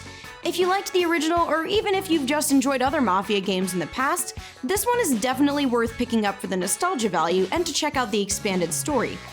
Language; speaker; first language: English; native; English